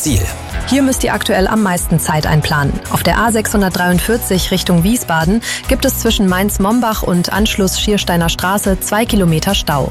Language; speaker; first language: German; native; German